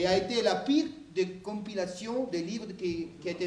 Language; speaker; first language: French; native; French